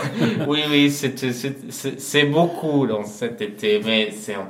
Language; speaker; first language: French; non-native, fluent; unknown